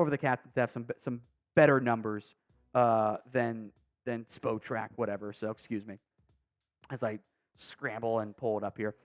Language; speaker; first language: English; native; English